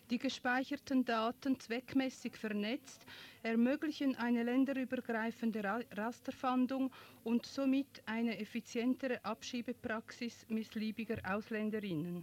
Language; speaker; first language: German; native; German